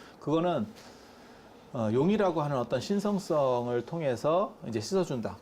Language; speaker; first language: Korean; native; Korean